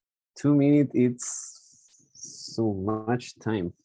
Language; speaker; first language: English; non-native, learner; Spanish